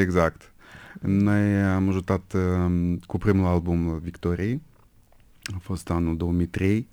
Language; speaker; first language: Romanian; non-native, local second language; Russian